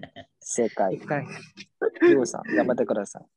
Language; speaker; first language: Japanese; non-native, learner; Vietnamese